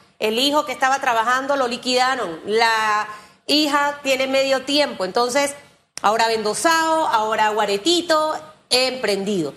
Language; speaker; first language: Spanish; native; Spanish